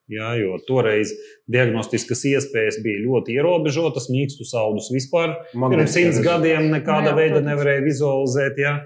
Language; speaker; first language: Latvian; non-native, local second language; Russian